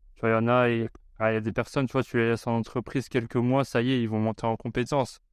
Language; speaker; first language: French; native; French